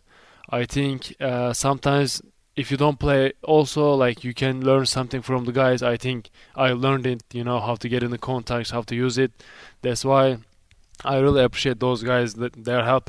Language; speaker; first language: English; non-native, fluent; Turkish